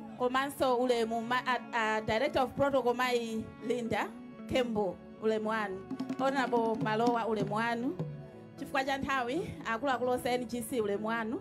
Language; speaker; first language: Nyanja; native; Nyanja